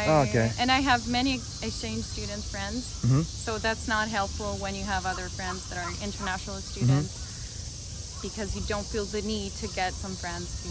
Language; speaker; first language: English; non-native, fluent; Italian